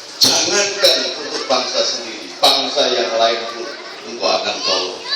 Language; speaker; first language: Indonesian; non-native, local second language; Javanese